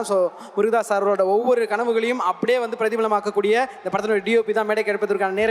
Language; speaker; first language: Tamil; native; Tamil